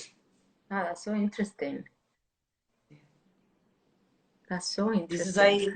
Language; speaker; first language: English; non-native, fluent; Spanish